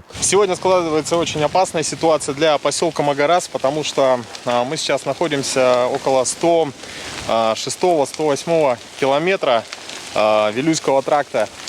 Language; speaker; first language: Russian; native; Russian